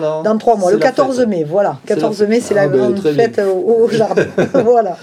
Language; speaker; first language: French; native; French